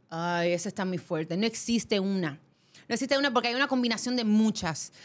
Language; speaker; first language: Spanish; early bilingual, heritage; Spanish